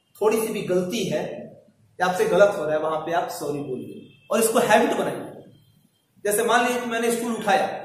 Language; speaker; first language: Hindi; native; Hindi